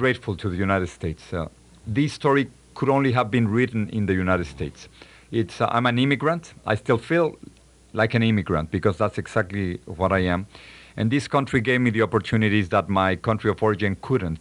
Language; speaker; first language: English; non-native, fluent; Spanish